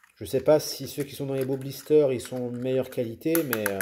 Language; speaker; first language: French; native; French